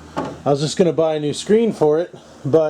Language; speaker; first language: English; native; English